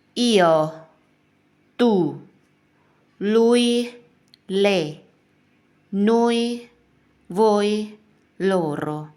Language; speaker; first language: Italian; non-native, learner; Thai